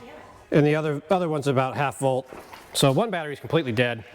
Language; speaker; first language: English; native; English